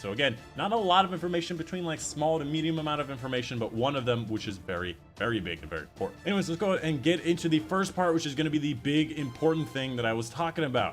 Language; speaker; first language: English; native; English